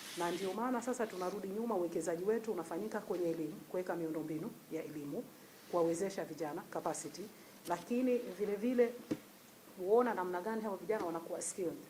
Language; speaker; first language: Swahili; native; Swahili